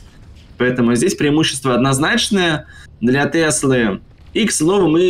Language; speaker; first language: Russian; native; Russian